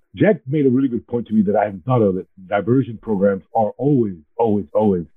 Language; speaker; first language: English; native; English